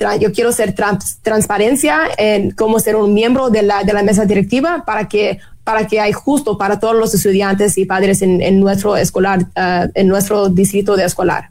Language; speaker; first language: Spanish; non-native, fluent; English